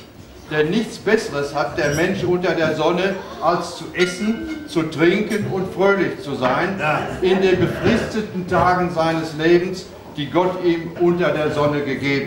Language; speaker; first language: German; native; German